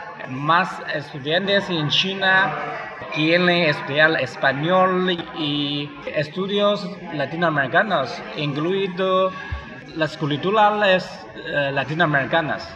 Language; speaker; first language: Spanish; non-native, fluent; Chinese